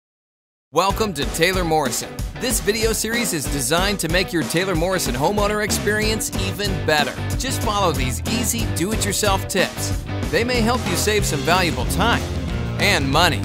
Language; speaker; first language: English; native; English